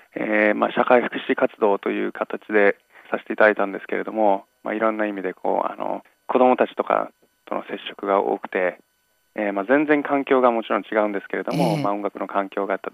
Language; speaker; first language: Japanese; early bilingual, other home language; English